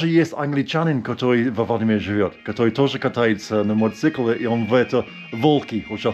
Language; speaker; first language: Russian; non-native, learner; English